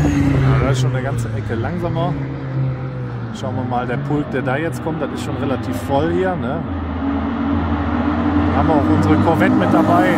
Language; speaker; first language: German; native; German